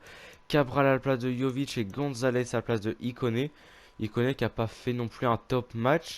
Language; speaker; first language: French; native; French